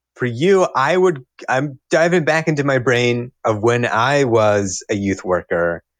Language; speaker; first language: English; native; English